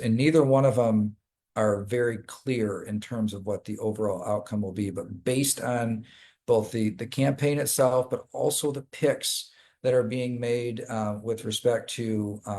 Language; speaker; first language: English; native; English